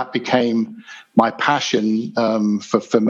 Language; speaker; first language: English; native; English